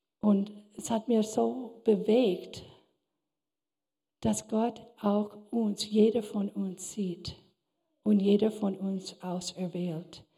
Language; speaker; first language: German; non-native, fluent; English